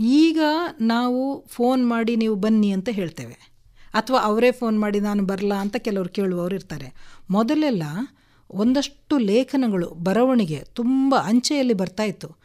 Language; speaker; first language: Kannada; non-native, local second language; Konkani